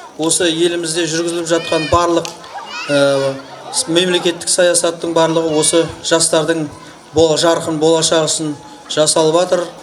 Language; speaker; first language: Kazakh; native; Kazakh